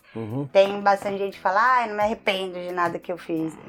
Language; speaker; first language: Portuguese; native; Portuguese